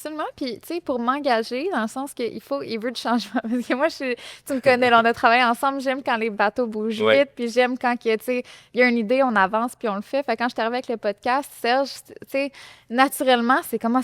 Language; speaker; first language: French; native; French